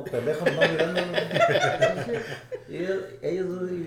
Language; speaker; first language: Spanish; early bilingual, other home language; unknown